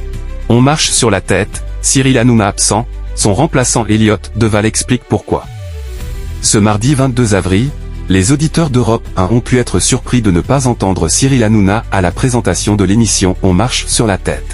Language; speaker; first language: French; native; French